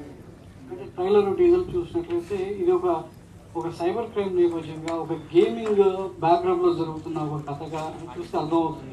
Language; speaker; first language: Telugu; native; Telugu